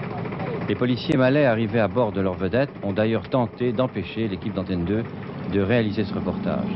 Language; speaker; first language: French; native; French